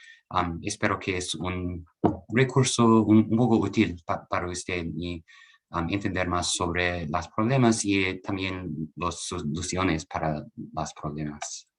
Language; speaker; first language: Spanish; non-native, learner; English